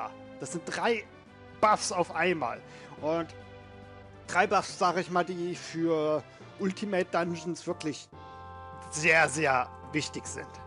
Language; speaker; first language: German; native; German